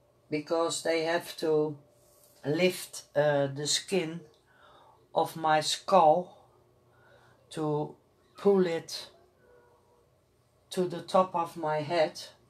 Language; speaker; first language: English; non-native, fluent; Dutch